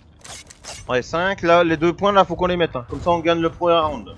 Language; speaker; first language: French; native; French